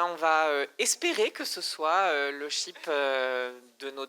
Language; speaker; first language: French; native; French